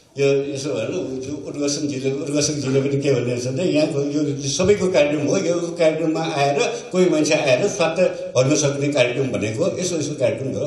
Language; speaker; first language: Nepali; non-native, local second language; Newari